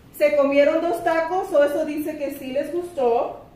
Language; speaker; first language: Spanish; early bilingual, heritage; Spanish